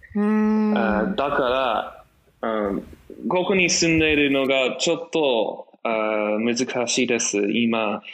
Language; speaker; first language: Japanese; non-native, fluent; English